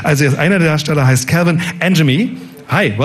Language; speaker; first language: German; native; German